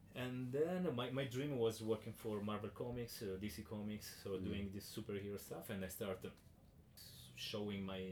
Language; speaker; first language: English; non-native, learner; Italian